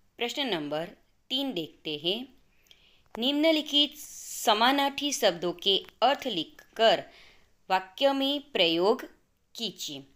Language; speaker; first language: Hindi; non-native, local second language; Gujarati